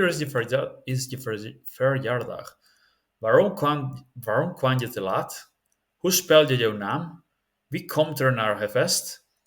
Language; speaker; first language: Dutch; non-native, learner; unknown